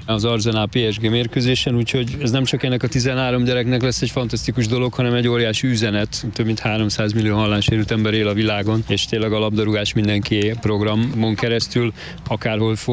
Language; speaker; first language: Hungarian; native; Hungarian